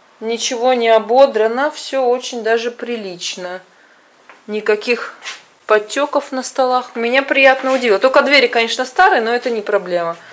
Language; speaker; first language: Russian; native; Russian